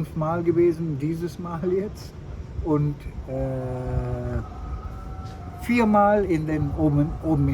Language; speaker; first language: German; non-native, fluent; Sinhala